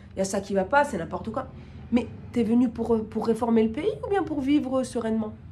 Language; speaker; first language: French; native; French